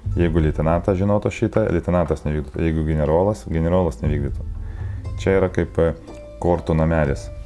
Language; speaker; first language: Lithuanian; non-native, local second language; Polish